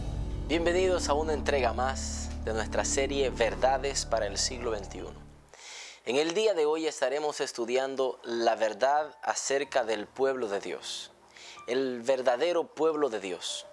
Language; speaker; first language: Spanish; native; Spanish